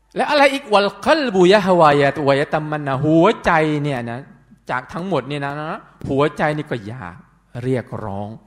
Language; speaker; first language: Thai; non-native, local second language; Pattani Malay